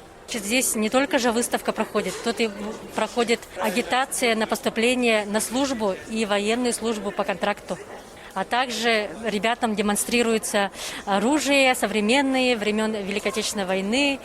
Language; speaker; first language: Russian; native; Russian